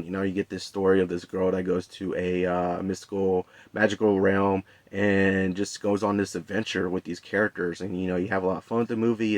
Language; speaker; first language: English; native; English